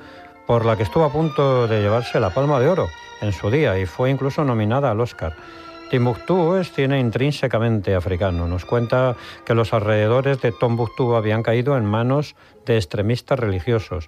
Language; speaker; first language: Spanish; native; Spanish